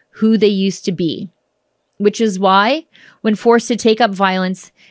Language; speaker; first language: English; native; English